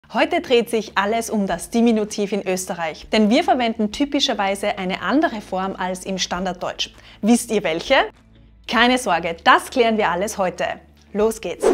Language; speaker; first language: German; native; German